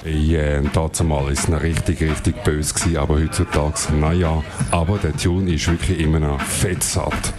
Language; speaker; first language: German; native; German